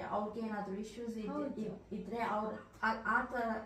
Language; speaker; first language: Kannada; early bilingual, heritage; Kannada